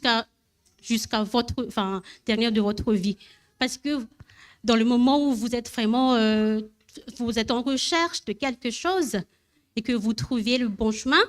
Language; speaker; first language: French; non-native, learner; Malagasy